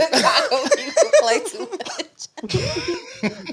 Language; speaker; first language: English; native; English